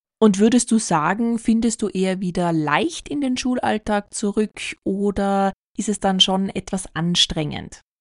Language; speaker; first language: German; native; German